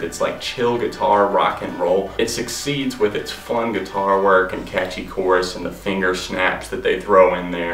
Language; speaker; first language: English; native; English